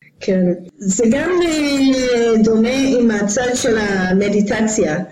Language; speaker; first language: Hebrew; non-native, fluent; English